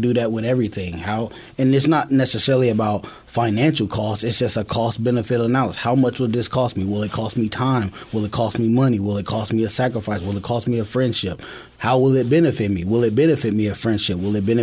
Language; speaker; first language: English; native; English